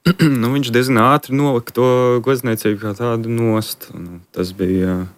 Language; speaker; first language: Latvian; native; Latvian